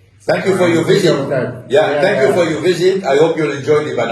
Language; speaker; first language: English; non-native, fluent; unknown